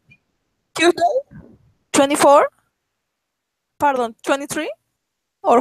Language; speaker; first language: English; non-native, learner; Spanish